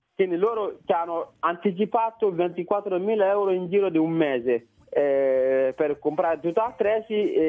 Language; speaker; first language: Italian; non-native, fluent; Bambara